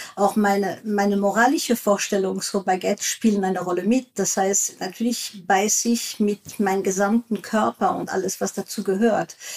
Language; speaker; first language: German; non-native, fluent; French